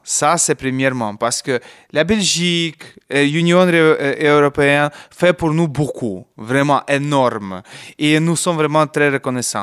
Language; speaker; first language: French; non-native, learner; Ukrainian